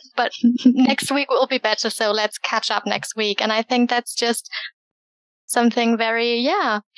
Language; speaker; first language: English; early bilingual, other home language; German